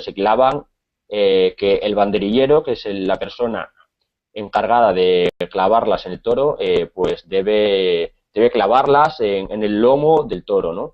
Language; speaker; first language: Spanish; native; Spanish